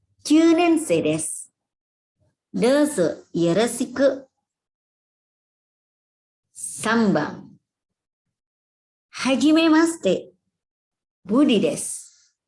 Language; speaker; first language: Japanese; non-native, fluent; Indonesian